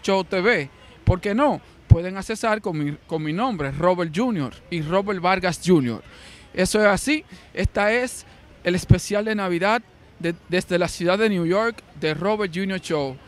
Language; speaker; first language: Spanish; native; Spanish